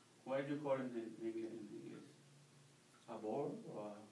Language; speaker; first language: English; non-native, learner; Spanish